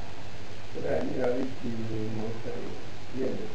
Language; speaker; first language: Hebrew; early bilingual, other home language; Arabic